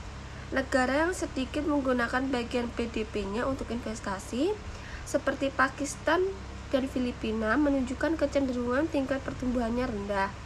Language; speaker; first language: Indonesian; native; Indonesian